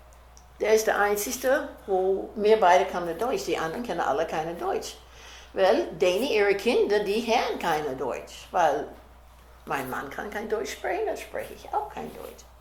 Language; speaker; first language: German; early bilingual, heritage; German